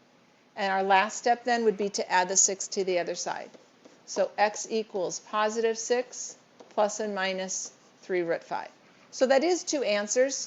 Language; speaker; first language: English; native; English